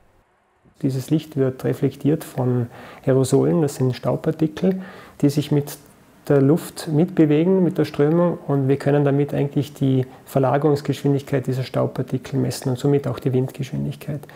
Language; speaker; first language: German; native; German